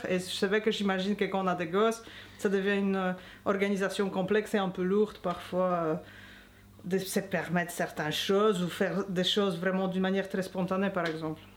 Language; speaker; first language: French; non-native, fluent; Polish